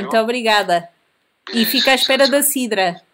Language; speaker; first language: Portuguese; native; Portuguese